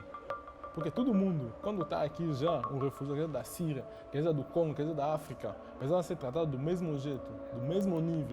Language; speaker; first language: Portuguese; non-native, learner; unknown